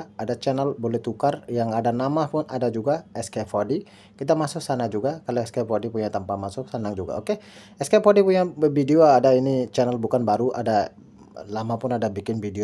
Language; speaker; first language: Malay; non-native, learner; Bangla